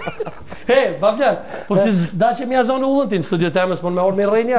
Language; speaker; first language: Albanian; native; Albanian